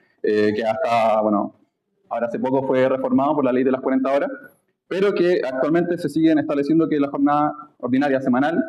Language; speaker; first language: Spanish; native; Spanish